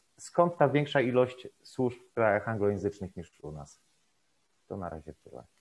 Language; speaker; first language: Polish; native; Polish